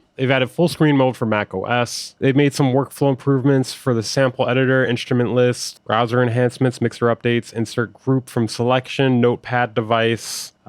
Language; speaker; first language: English; native; English